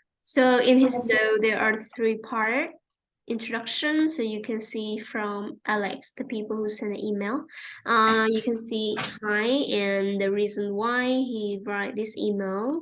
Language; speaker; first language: English; non-native, fluent; Vietnamese